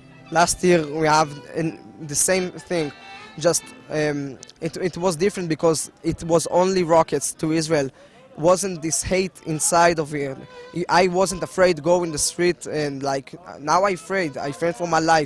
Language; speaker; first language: English; non-native, learner; Hebrew